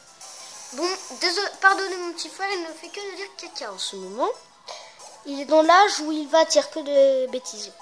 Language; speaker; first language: French; native; French